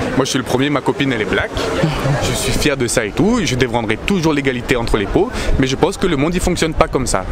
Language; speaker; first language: French; native; French